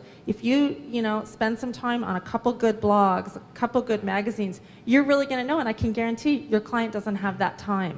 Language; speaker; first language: English; native; English